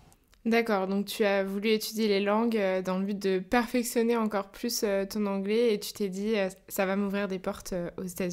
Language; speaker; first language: French; native; French